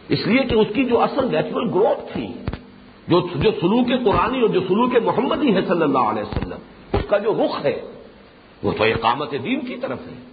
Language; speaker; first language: Urdu; native; Urdu